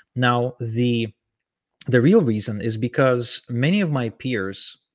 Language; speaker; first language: English; early bilingual, other home language; Ukrainian